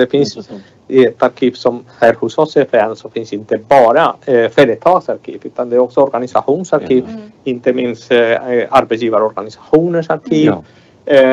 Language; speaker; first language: Swedish; non-native, fluent; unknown